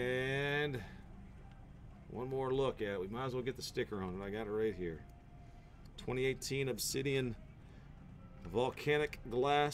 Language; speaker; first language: English; native; English